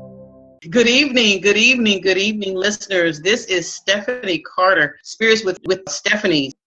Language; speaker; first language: English; native; English